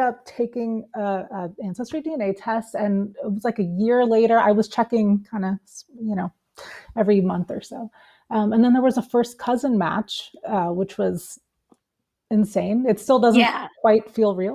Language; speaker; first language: English; native; English